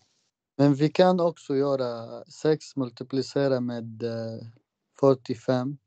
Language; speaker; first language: Swedish; non-native, learner; Arabic